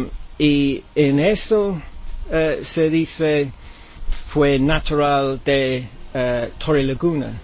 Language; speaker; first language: Spanish; non-native, learner; English